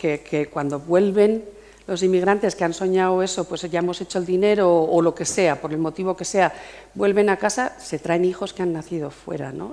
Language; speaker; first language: Spanish; native; Spanish